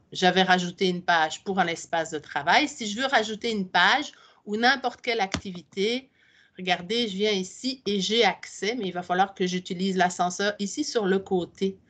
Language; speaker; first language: French; native; French